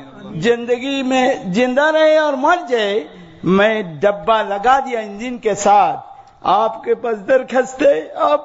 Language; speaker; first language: Hindi; non-native, learner; Bangla